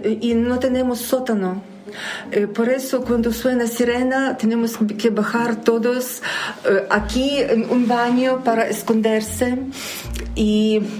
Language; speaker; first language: Spanish; non-native, learner; Ukrainian